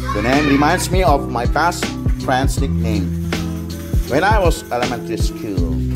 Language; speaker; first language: English; non-native, fluent; Indonesian